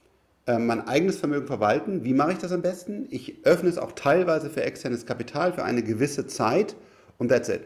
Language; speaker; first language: German; native; German